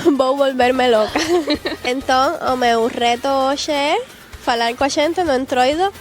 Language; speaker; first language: Galician; non-native, learner; Spanish